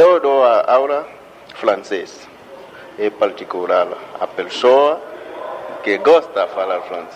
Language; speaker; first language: Portuguese; non-native, learner; Spanish